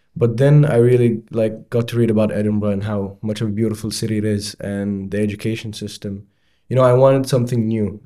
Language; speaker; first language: English; non-native, fluent; Arabic